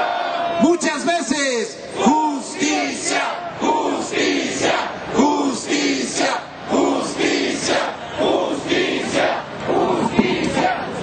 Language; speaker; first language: Spanish; native; Spanish